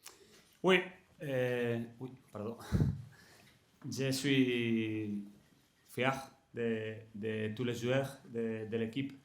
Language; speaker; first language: French; non-native, learner; Catalan